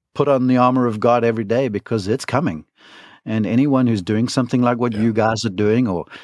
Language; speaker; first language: English; native; English